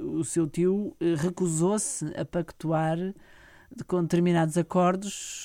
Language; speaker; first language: Portuguese; native; Portuguese